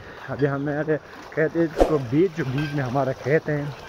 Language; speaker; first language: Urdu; non-native, local second language; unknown